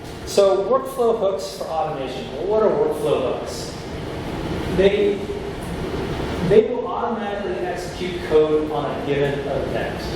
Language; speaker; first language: English; native; English